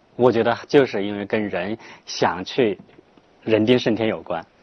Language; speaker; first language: Chinese; native; Chinese